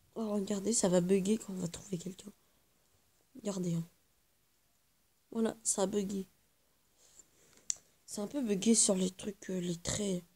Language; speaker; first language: French; native; French